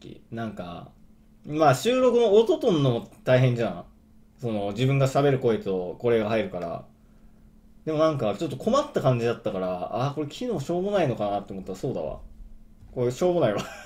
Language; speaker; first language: Japanese; native; Japanese